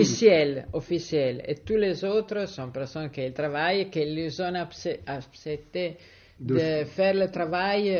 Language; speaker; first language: French; non-native, fluent; Italian